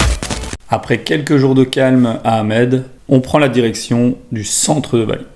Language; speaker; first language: French; native; French